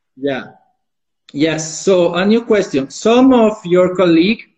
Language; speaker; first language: English; non-native, fluent; Italian